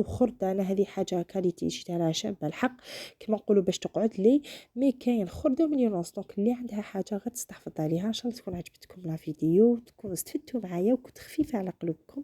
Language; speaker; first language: Arabic; native; Arabic